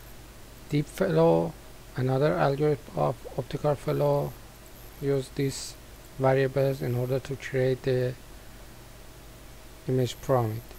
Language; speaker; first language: English; non-native, fluent; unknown